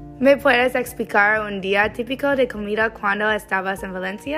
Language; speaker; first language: Spanish; non-native, learner; English